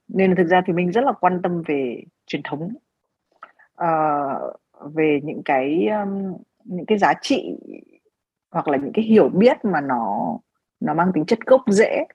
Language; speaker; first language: Vietnamese; native; Vietnamese